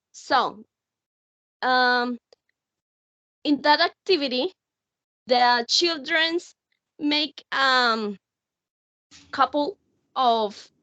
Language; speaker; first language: English; non-native, learner; Spanish